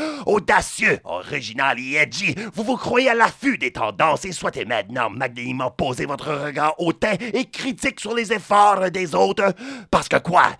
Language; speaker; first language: French; native; French